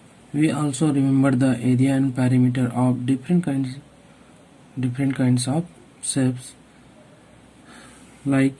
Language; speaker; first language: English; non-native, local second language; Hindi